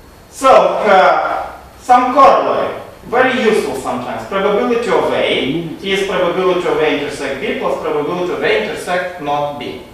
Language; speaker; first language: English; non-native, fluent; Romanian